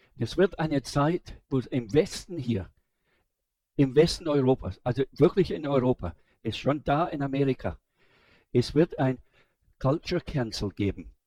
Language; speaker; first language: German; non-native, fluent; English